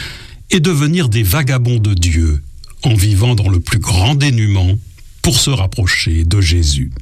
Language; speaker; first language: French; native; French